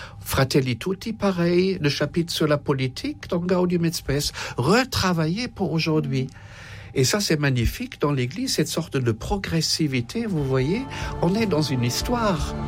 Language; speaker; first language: French; non-native, fluent; German